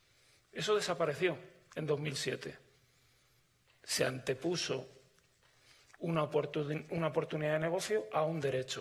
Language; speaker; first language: Spanish; native; Spanish